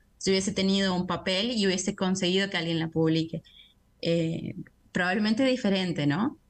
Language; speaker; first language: Spanish; native; Spanish